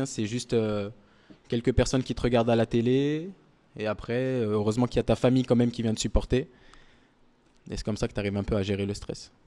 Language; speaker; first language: French; native; French